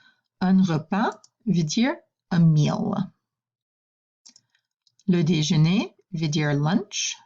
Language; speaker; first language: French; non-native, fluent; English